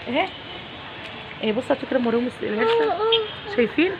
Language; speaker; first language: Arabic; native; Arabic